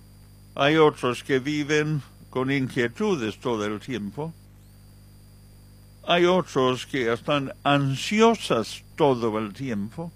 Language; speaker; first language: Spanish; non-native, fluent; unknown